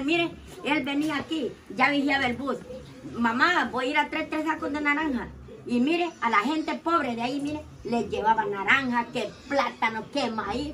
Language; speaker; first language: Spanish; native; Spanish